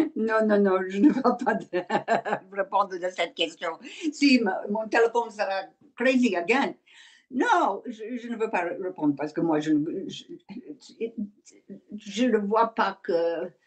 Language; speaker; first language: French; non-native, learner; English